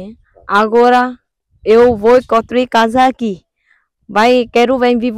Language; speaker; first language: Portuguese; non-native, learner; Vietnamese